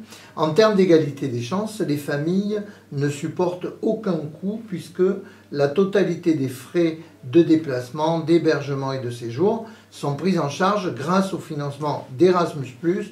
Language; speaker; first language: French; native; French